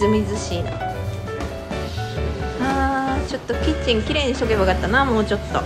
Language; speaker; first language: Japanese; native; Japanese